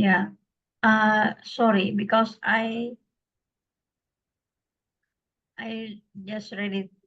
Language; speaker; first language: English; non-native, learner; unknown